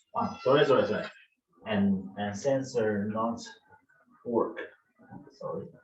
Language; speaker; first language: English; non-native, learner; Chinese